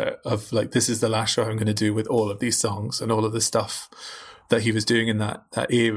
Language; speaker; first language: English; native; English